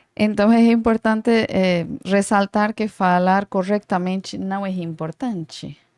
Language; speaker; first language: Portuguese; non-native, fluent; Spanish